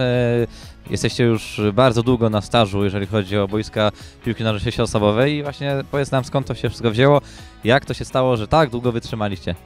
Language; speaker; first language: Polish; native; Polish